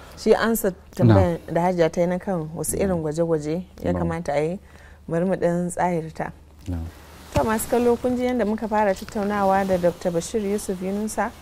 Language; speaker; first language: Hausa; native; Hausa